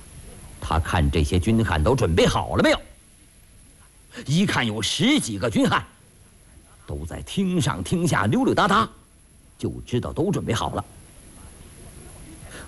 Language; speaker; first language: Chinese; native; Chinese